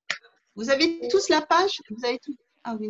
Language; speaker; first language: French; native; French